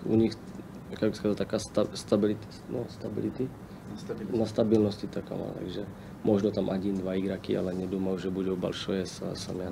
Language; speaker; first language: Russian; non-native, learner; Slovak